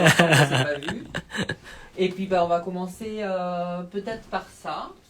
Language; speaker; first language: French; native; French